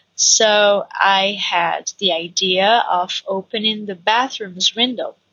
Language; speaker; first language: English; non-native, fluent; Portuguese